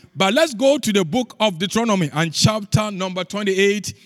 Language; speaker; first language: English; non-native, local second language; Akan